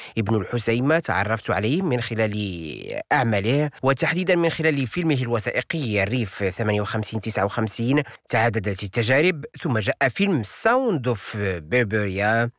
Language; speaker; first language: Arabic; native; Arabic